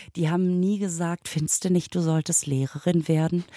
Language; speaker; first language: German; native; German